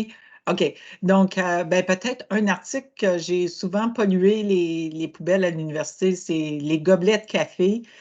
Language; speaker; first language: French; native; French